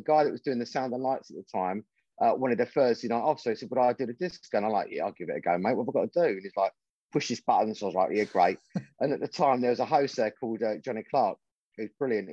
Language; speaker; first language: English; native; English